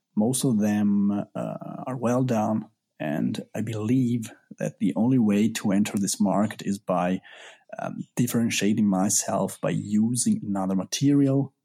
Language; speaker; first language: English; non-native, fluent; Italian